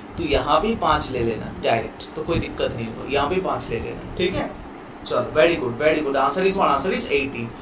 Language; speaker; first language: Hindi; non-native, local second language; Bangla